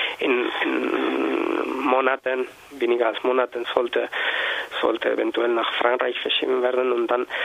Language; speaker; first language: German; non-native, learner; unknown